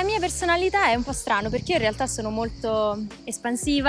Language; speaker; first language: Italian; native; Italian